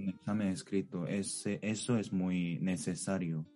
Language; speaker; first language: Spanish; non-native, fluent; Korean